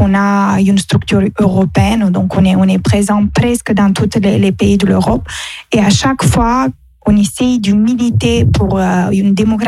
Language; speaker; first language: French; non-native, fluent; Romanian